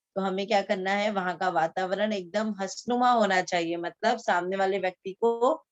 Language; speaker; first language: Hindi; non-native, local second language; Marathi